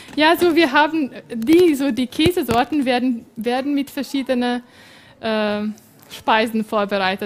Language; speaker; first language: German; non-native, fluent; Hungarian